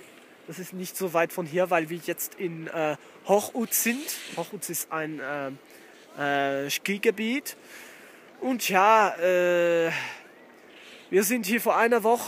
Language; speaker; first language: German; non-native, learner; Dutch